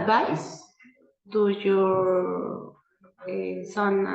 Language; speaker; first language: English; non-native, learner; Spanish